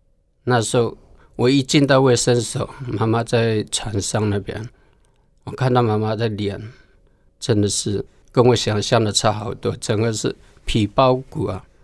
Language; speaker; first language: Chinese; non-native, local second language; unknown